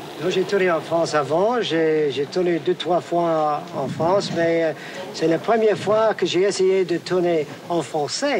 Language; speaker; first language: French; non-native, learner; English